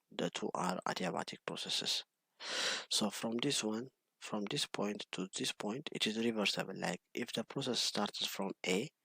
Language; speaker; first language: English; non-native, local second language; Amharic